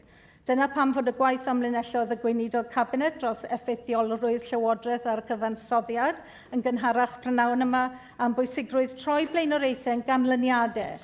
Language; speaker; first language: Welsh; native; Welsh